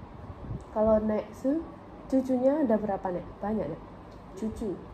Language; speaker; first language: Indonesian; early bilingual, heritage; English